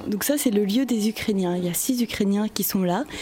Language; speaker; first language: French; native; French